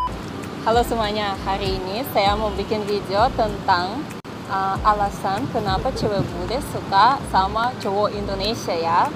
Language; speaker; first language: Indonesian; non-native, fluent; Russian